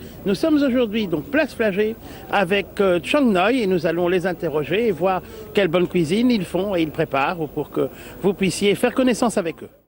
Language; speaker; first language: French; native; French